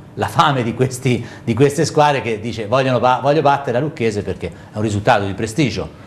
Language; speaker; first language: Italian; native; Italian